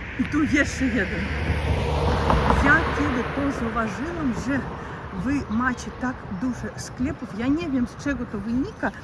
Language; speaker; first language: Polish; non-native, learner; Russian